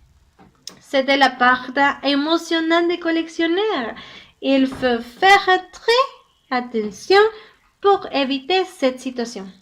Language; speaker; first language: French; non-native, learner; Spanish